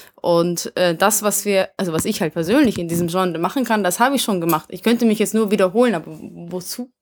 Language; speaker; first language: German; early bilingual, other home language; Hungarian